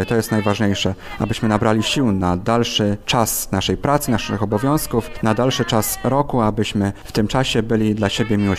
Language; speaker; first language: Polish; native; Polish